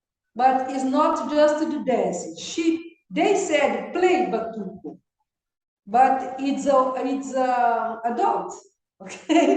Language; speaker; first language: English; non-native, learner; Kabuverdianu